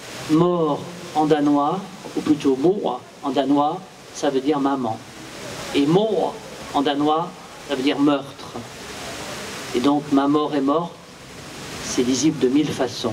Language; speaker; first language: French; native; French